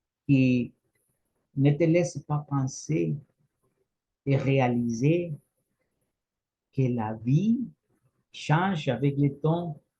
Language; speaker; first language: French; non-native, fluent; Spanish